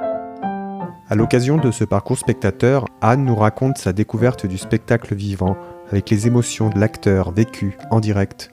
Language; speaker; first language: French; native; French